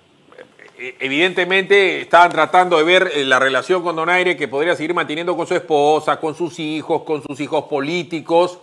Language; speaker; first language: Spanish; native; Spanish